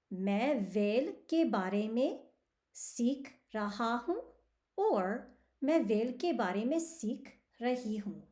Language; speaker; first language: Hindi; early bilingual, heritage; Hindi